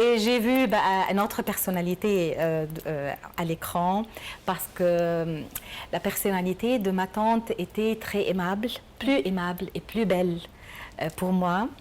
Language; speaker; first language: French; non-native, learner; Arabic